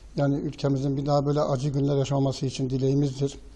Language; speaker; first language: Turkish; native; Turkish